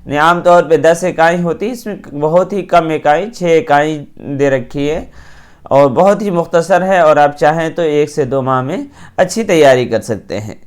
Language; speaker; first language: Urdu; native; Urdu